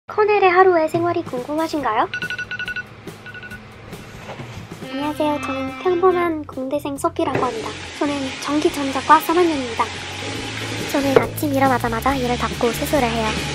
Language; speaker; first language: Korean; non-native, learner; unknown